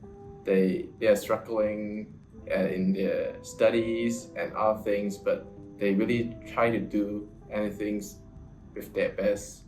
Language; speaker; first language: English; non-native, local second language; Cantonese